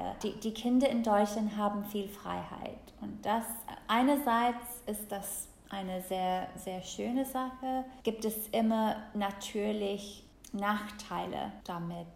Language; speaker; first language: German; non-native, fluent; English